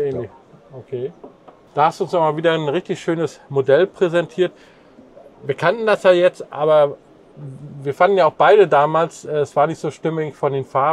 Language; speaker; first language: German; native; German